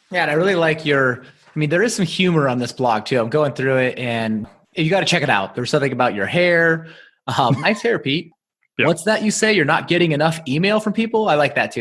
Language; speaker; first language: English; native; English